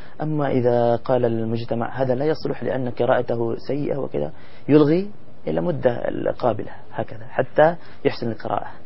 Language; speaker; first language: Arabic; non-native, fluent; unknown